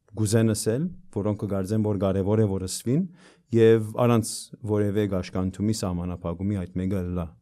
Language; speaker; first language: Armenian; early bilingual, heritage; Armenian